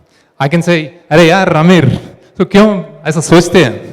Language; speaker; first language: Hindi; non-native, local second language; Telugu